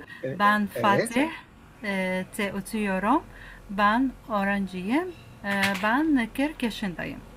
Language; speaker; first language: Turkish; non-native, learner; Arabic